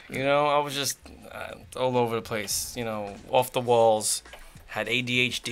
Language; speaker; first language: English; native; English